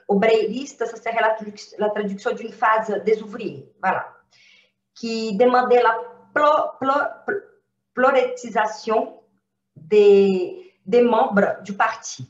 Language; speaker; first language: French; non-native, fluent; Portuguese